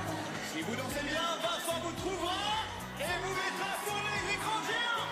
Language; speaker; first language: French; native; French